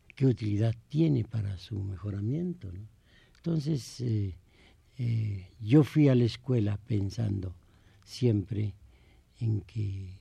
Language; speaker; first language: Spanish; native; Spanish